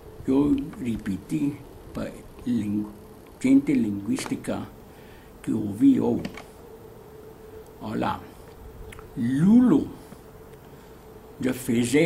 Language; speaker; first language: Portuguese; non-native, learner; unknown